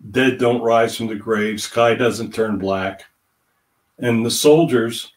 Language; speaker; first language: English; native; English